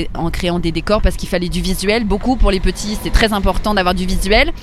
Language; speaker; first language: French; native; French